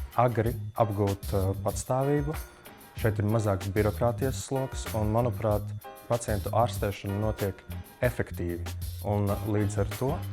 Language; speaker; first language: Latvian; native; Latvian